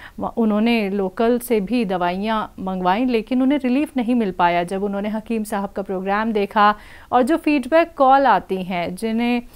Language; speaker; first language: Hindi; native; Hindi